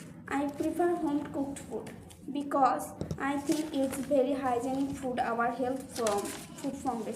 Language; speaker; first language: English; non-native, learner; Bangla